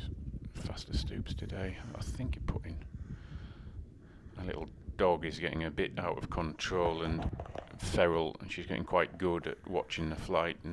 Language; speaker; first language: English; native; English